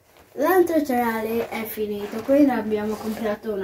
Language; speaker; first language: Italian; early bilingual, other home language; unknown